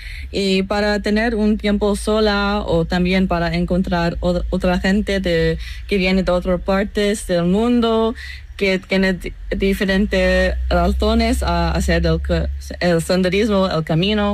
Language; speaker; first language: Spanish; non-native, learner; English